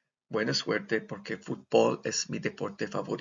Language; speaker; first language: Spanish; non-native, fluent; English